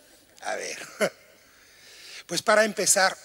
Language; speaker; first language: Spanish; non-native, fluent; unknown